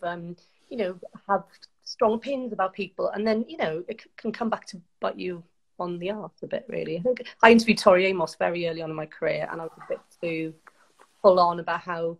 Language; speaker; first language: English; native; English